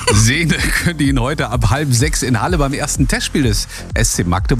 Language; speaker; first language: German; native; German